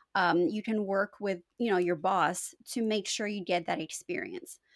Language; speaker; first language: English; non-native, fluent; Romanian